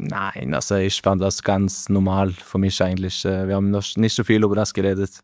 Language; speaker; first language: German; non-native, learner; Norwegian